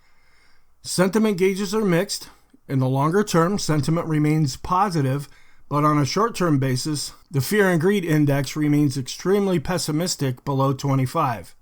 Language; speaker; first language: English; native; English